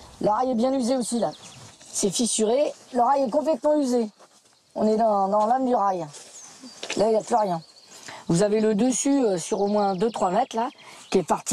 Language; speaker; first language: French; native; French